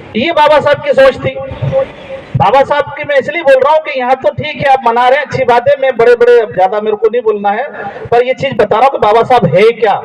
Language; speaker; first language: Hindi; native; Hindi